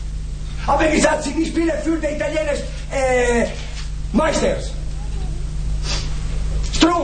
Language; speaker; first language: German; non-native, learner; Italian